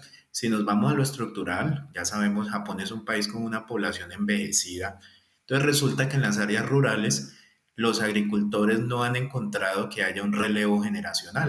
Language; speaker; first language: Spanish; native; Spanish